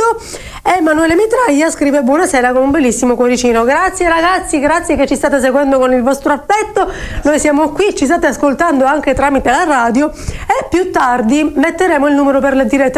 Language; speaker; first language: Italian; native; Italian